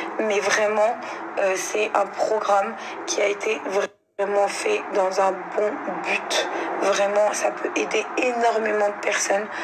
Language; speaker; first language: French; native; French